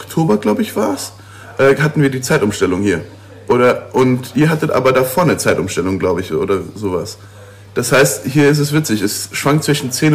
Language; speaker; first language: German; non-native, local second language; Luxembourgish